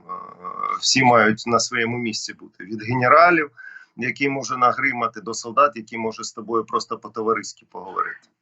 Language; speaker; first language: Ukrainian; non-native, local second language; Russian